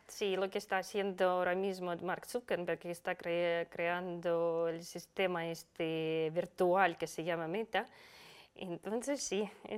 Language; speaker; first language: Spanish; non-native, fluent; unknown